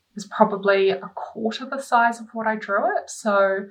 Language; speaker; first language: English; native; English